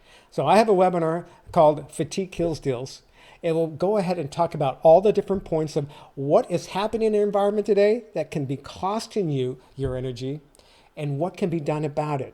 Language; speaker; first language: English; native; English